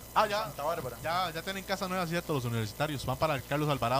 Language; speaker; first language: Spanish; native; Spanish